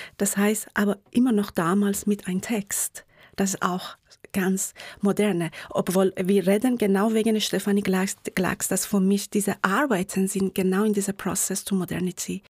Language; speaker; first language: German; non-native, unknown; Persian